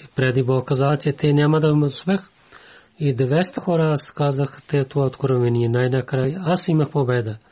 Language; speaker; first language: Bulgarian; non-native, learner; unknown